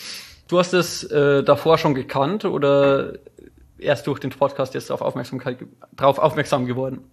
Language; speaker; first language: German; native; German